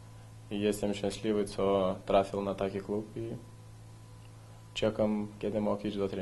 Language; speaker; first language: Polish; non-native, learner; Lithuanian